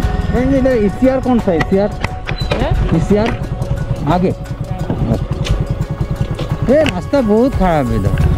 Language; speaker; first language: Hindi; non-native, local second language; Bangla